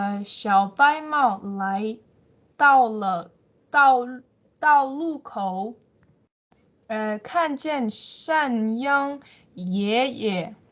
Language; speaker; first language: Chinese; non-native, learner; Tibetan